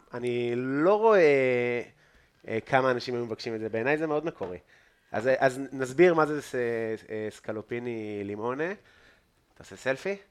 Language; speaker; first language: Hebrew; native; Hebrew